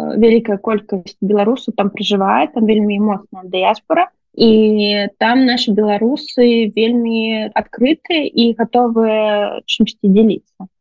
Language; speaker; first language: Belarusian; native; Belarusian